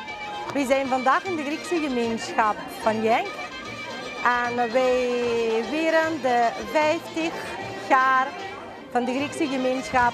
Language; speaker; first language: Dutch; early bilingual, other home language; Greek